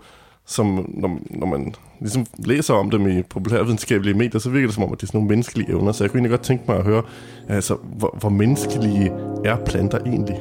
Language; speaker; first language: Danish; native; Danish